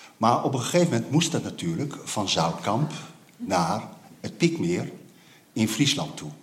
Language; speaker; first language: Dutch; native; Dutch